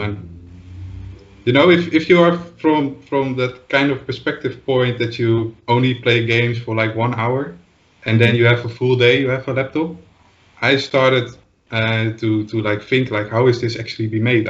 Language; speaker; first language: English; non-native, fluent; Dutch